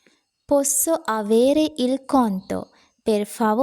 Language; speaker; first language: Italian; non-native, learner; Sinhala